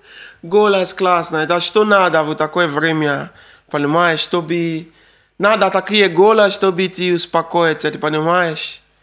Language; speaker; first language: Russian; non-native, learner; Arabic